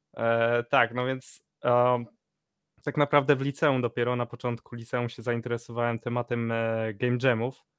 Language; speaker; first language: Polish; native; Polish